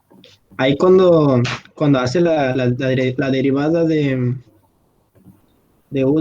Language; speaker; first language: Spanish; native; Spanish